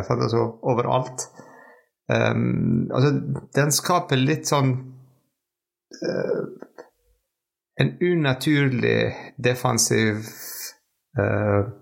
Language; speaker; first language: Norwegian; non-native, fluent; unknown